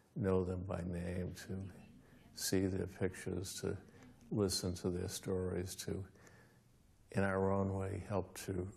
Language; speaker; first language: English; native; English